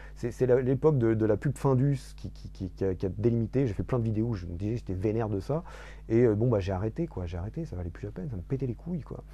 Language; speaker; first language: French; native; French